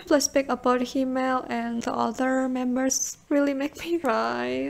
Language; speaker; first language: English; non-native, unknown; Indonesian